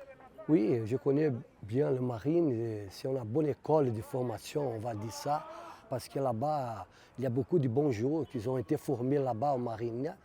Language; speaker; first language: French; non-native, fluent; Portuguese